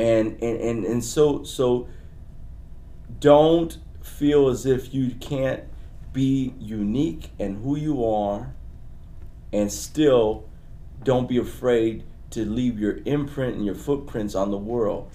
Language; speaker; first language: English; early bilingual, other home language; Spanish